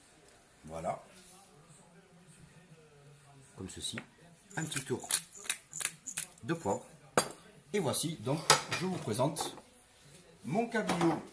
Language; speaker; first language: French; native; French